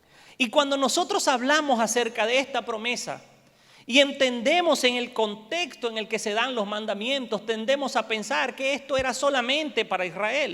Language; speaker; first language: Spanish; native; Spanish